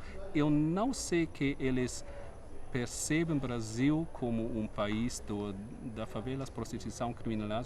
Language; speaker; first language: Portuguese; non-native, fluent; German